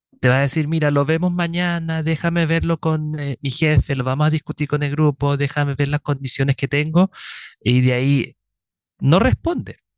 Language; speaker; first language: Spanish; early bilingual, other home language; Chinese